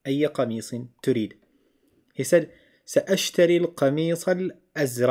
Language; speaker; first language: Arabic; non-native, fluent; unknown